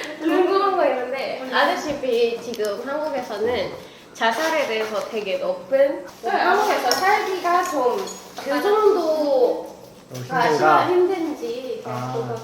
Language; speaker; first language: Korean; non-native, fluent; Indonesian